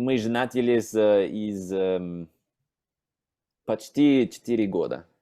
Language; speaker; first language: Russian; non-native, learner; English